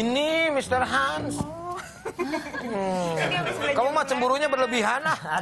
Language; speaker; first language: Indonesian; native; Indonesian